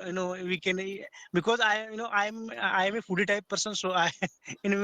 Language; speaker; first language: English; non-native, learner; Hindi